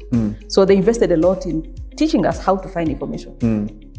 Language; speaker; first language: English; non-native, local second language; Nyankole